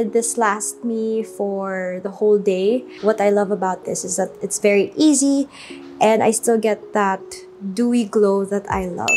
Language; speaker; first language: English; non-native, local second language; Filipino